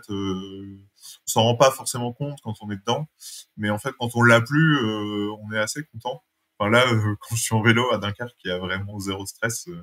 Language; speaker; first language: French; native; French